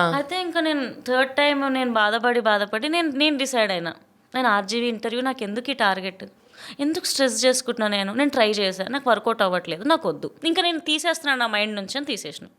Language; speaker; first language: Telugu; native; Telugu